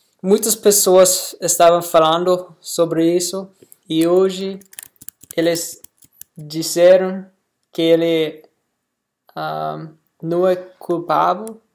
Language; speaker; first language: Portuguese; non-native, learner; English